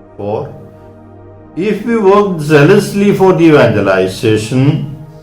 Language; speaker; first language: English; non-native, local second language; Malayalam